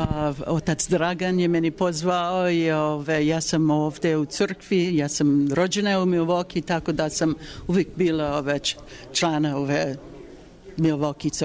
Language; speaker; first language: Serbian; early bilingual, heritage; Serbian